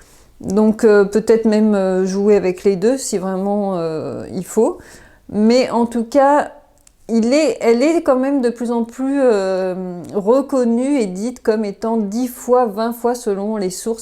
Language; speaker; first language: French; native; French